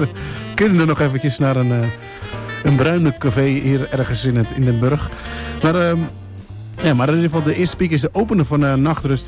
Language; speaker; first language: Dutch; native; Dutch